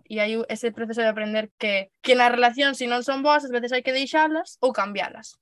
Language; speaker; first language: Galician; native; Galician